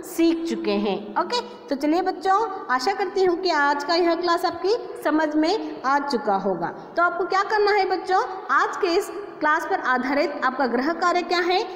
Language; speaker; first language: Hindi; non-native, local second language; Kannada